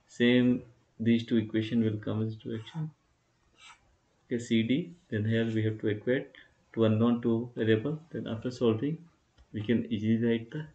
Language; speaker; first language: English; non-native, local second language; Hindi